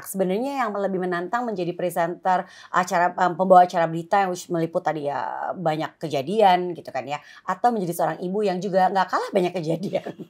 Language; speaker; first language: Indonesian; native; Indonesian